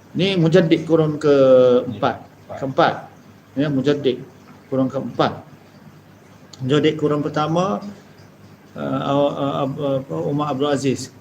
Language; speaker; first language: Malay; native; Malay